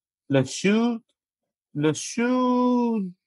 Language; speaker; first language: French; non-native, learner; Chinese